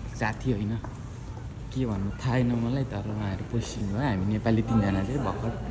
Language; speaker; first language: Nepali; native; Nepali